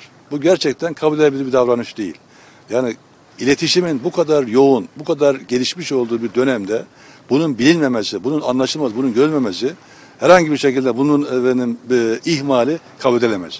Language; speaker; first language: Turkish; native; Turkish